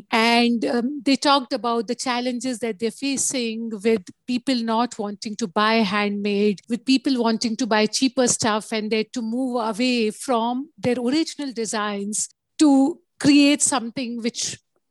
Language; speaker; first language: English; non-native, local second language; Gujarati